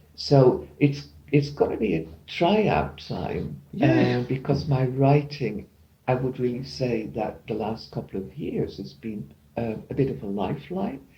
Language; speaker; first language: English; non-native, fluent; Dutch